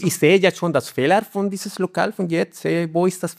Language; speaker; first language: German; non-native, learner; Spanish